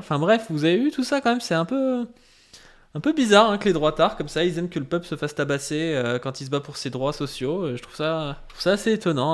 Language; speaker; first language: French; native; French